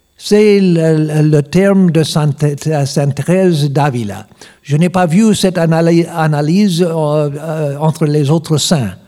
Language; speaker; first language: French; non-native, learner; English